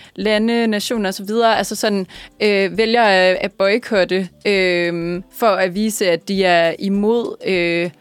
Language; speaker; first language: Danish; native; Danish